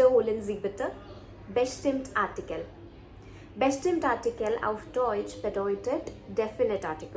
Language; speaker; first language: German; non-native, fluent; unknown